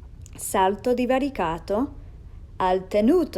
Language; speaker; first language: Italian; non-native, fluent; English